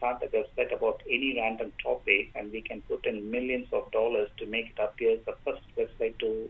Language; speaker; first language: English; non-native, local second language; Tamil